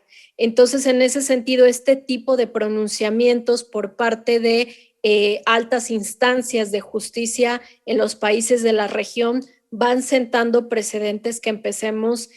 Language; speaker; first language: Spanish; native; Spanish